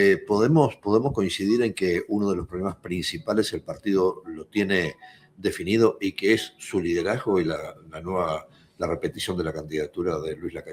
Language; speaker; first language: Spanish; native; Spanish